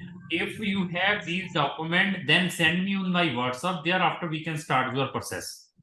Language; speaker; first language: English; non-native, local second language; Hindi